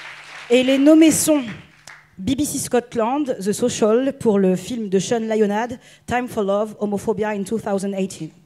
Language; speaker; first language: French; native; French